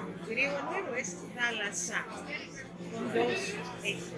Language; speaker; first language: Spanish; non-native, fluent; Greek